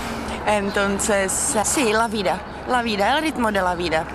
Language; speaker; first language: Spanish; non-native, fluent; Czech